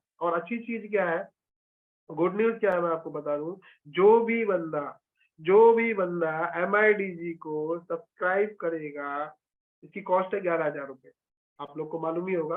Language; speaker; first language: Hindi; native; Hindi